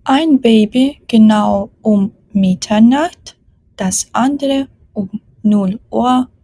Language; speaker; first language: German; non-native, fluent; Ukrainian